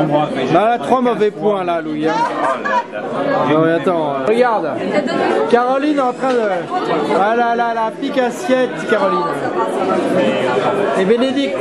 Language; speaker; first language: French; native; French